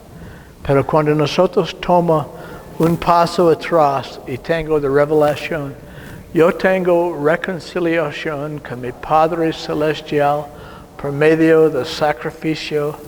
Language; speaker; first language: Spanish; non-native, learner; English